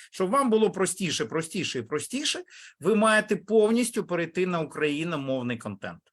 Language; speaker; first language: Ukrainian; non-native, local second language; Russian